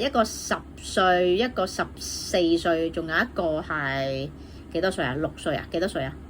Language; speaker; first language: Cantonese; native; Cantonese